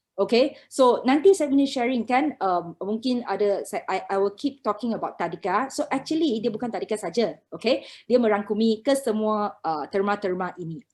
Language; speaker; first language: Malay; non-native, local second language; Chinese